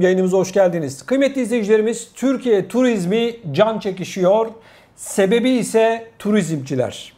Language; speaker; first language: Turkish; native; Turkish